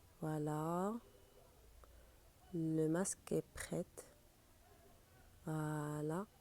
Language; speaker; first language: French; non-native, learner; Arabic